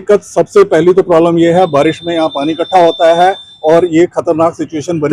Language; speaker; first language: Hindi; non-native, local second language; Punjabi